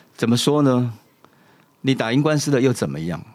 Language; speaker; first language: Chinese; native; Chinese